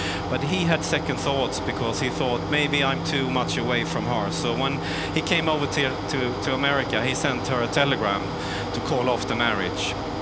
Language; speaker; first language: English; non-native, fluent; Swedish